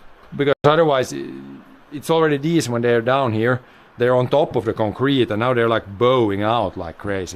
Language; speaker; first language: English; non-native, fluent; Swedish